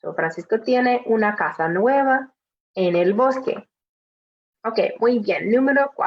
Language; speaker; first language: Spanish; non-native, fluent; English